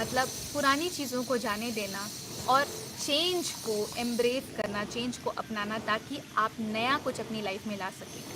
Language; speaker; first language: Hindi; native; Hindi